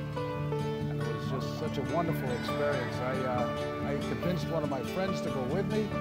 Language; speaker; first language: English; native; English